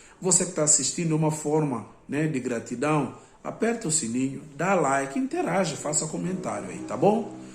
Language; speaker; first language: Portuguese; non-native, local second language; Upper Guinea Crioulo